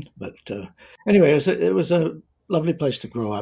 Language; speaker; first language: English; native; English